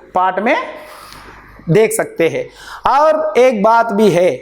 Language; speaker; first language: Hindi; non-native, local second language; Telugu